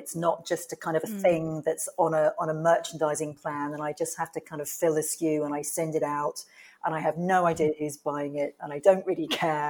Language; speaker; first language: English; native; English